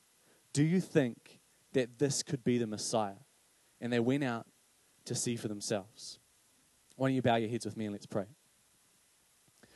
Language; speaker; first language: English; native; English